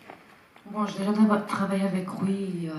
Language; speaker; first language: French; non-native, fluent; Portuguese